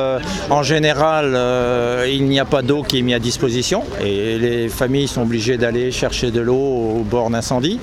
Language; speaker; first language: French; native; French